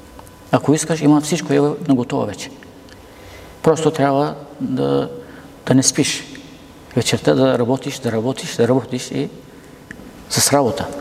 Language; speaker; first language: Bulgarian; non-native, local second language; Turkish